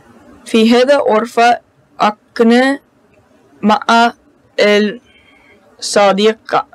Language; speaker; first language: Arabic; non-native, learner; English